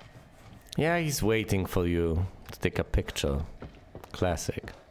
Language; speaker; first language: English; native; English